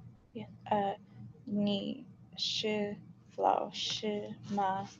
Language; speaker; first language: Chinese; non-native, learner; English